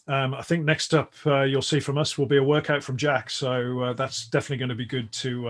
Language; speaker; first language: English; native; English